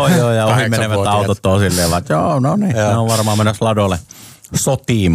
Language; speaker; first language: Finnish; native; Finnish